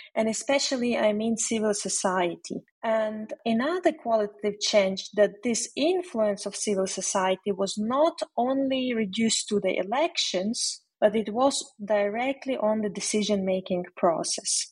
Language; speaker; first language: English; non-native, fluent; Ukrainian